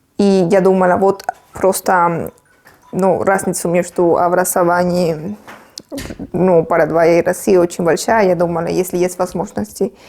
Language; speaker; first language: Russian; non-native, fluent; Spanish